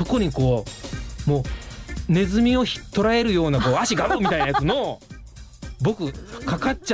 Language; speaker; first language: Japanese; native; Japanese